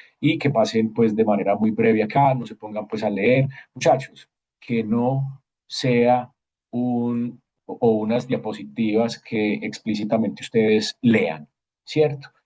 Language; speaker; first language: Spanish; native; Spanish